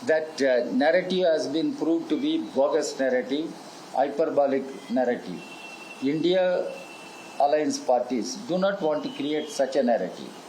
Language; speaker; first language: English; non-native, local second language; Tamil